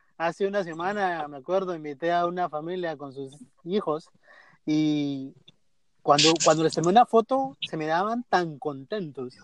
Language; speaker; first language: Spanish; native; Spanish